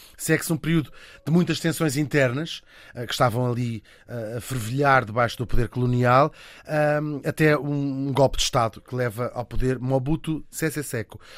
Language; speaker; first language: Portuguese; native; Portuguese